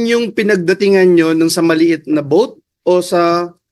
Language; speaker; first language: Filipino; native; Filipino